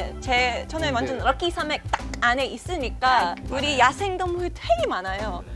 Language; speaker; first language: Korean; non-native, fluent; English